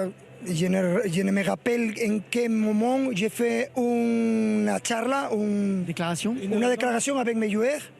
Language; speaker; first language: French; non-native, learner; Spanish